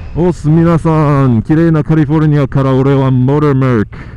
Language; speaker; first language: Japanese; non-native, learner; English